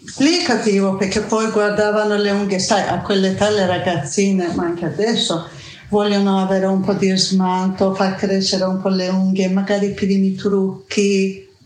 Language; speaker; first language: Italian; non-native, fluent; Persian